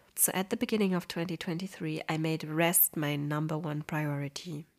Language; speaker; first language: English; non-native, fluent; Polish